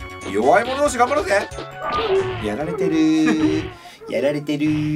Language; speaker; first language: Japanese; native; Japanese